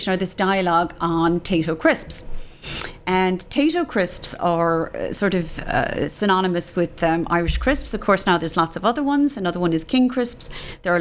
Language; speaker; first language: English; native; English